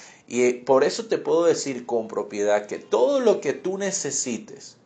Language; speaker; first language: Spanish; native; Spanish